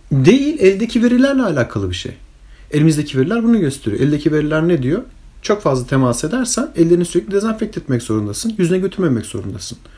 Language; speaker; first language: Turkish; early bilingual, heritage; Turkish